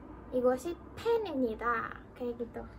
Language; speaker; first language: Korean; non-native, fluent; Indonesian